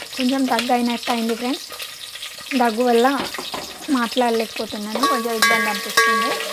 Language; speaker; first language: Telugu; non-native, local second language; Lambadi